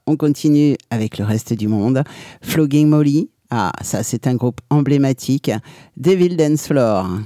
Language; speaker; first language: French; native; French